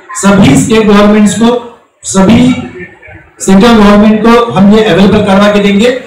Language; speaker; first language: Hindi; non-native, local second language; Marathi